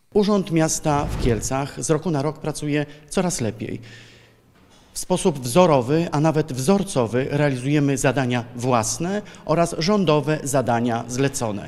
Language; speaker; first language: Polish; native; Polish